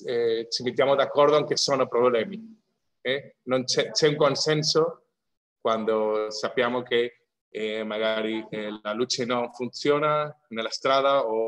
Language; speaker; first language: Italian; non-native, fluent; Spanish